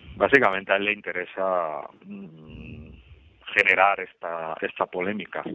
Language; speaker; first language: Spanish; native; Spanish